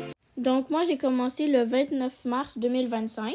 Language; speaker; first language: French; native; French